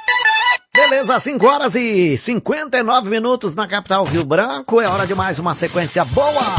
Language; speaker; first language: Portuguese; native; Portuguese